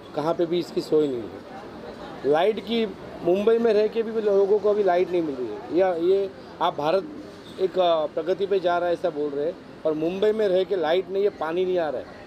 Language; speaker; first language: Hindi; non-native, local second language; Marathi